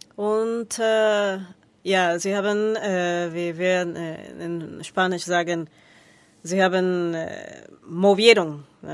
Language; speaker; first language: German; non-native, learner; Spanish